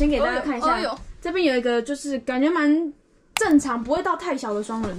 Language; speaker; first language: Chinese; native; Chinese